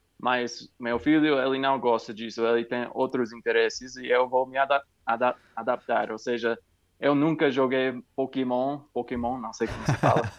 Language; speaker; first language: Portuguese; non-native, fluent; English